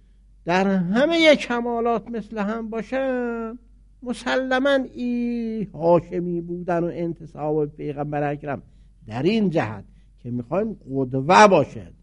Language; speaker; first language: Persian; native; Persian